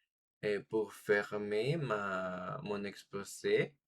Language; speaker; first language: French; non-native, fluent; Spanish